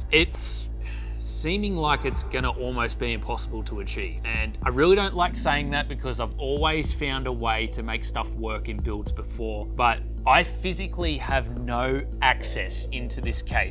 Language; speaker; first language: English; native; English